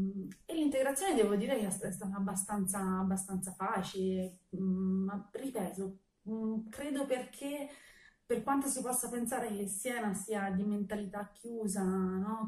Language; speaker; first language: Italian; early bilingual, other home language; Albanian